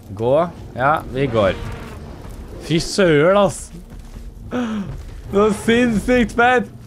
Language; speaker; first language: Norwegian; native; Norwegian